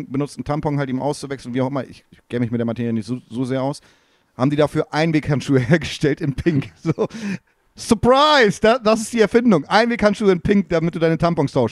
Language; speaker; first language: German; native; German